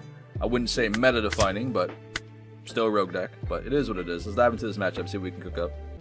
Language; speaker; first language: English; native; English